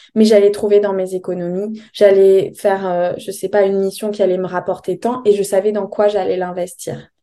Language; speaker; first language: French; native; French